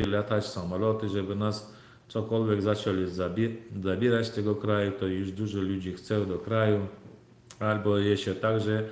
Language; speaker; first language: Polish; non-native, learner; Turkmen